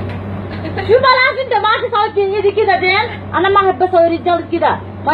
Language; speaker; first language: Arabic; non-native, learner; Nepali